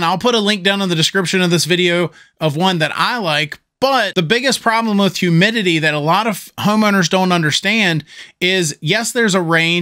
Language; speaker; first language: English; native; English